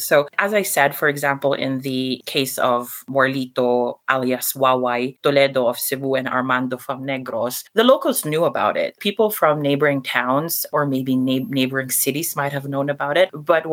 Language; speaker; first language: English; non-native, local second language; Cebuano